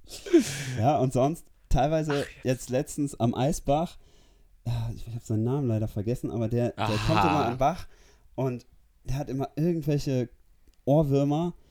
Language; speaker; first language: German; early bilingual, heritage; German